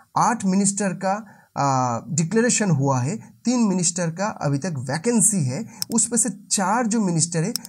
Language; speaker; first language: Hindi; non-native, local second language; Bangla